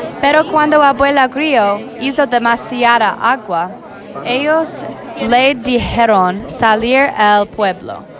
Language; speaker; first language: Spanish; non-native, learner; English